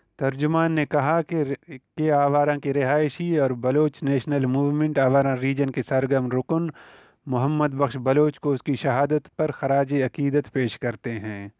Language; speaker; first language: Urdu; non-native, local second language; Baluchi